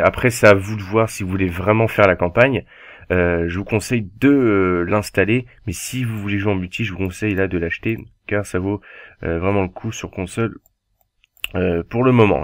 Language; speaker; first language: French; native; French